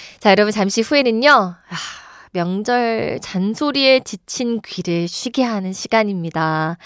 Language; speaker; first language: Korean; native; Korean